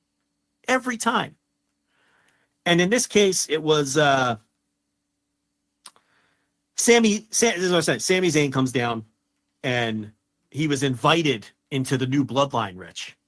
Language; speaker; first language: English; native; English